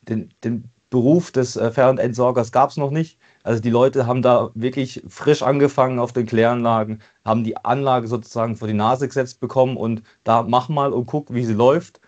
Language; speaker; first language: German; native; German